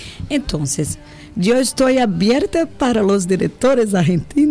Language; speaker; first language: Spanish; non-native, learner; Portuguese